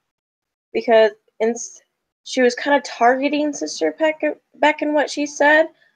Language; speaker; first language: English; native; English